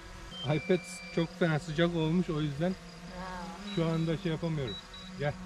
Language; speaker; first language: Turkish; native; Turkish